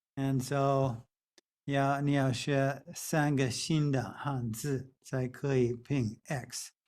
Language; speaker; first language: Chinese; non-native, fluent; English